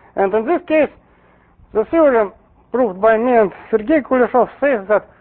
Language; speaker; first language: English; non-native, fluent; Russian